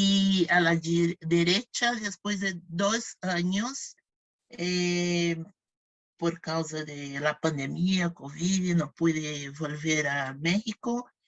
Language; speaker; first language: Spanish; non-native, fluent; Portuguese